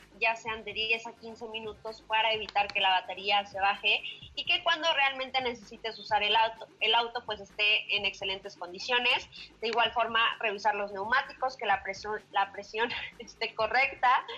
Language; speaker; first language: Spanish; native; Spanish